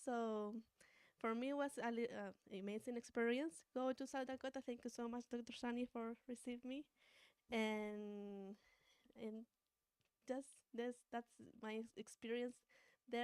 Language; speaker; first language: English; non-native, learner; Spanish